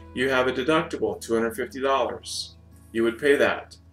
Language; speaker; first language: English; native; English